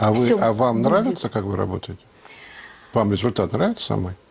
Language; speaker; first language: Russian; native; Russian